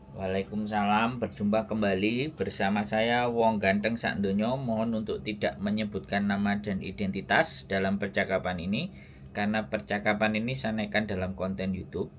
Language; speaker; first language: Indonesian; non-native, local second language; Javanese